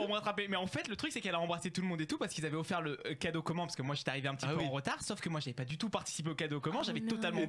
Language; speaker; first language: French; native; French